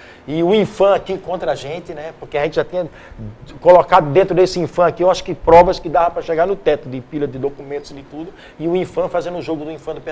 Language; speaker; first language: Portuguese; native; Portuguese